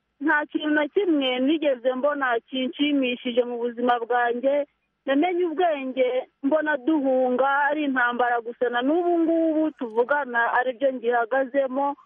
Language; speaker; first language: Kinyarwanda; early bilingual, heritage; Kinyarwanda